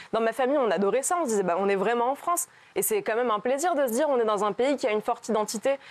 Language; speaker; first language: French; native; French